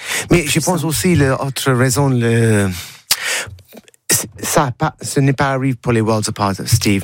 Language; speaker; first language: French; non-native, learner; English